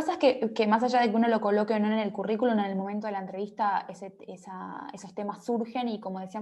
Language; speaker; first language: Spanish; native; Spanish